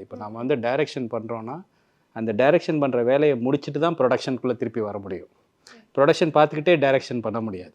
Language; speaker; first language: Tamil; native; Tamil